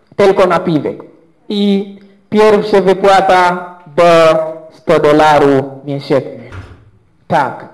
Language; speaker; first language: Polish; non-native, learner; Swahili